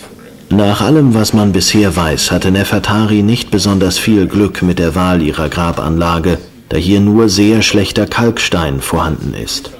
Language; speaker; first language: German; native; German